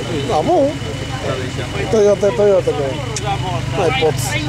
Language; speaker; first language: Portuguese; native; Portuguese